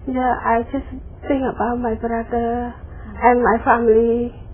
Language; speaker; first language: English; non-native, learner; Khmer